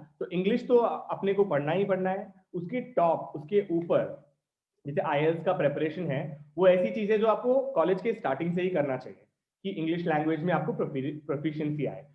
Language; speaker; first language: Hindi; non-native, local second language; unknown